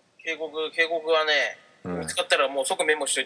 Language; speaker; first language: Japanese; native; Japanese